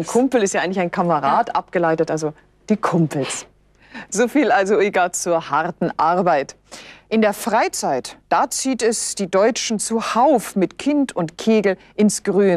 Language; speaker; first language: German; native; German